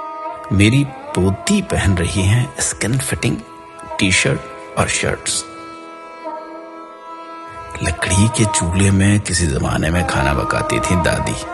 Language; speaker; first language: Hindi; native; Hindi